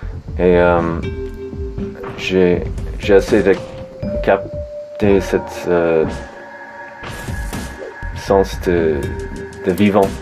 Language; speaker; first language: French; non-native, fluent; English